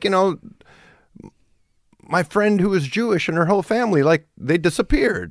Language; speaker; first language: English; early bilingual, other home language; German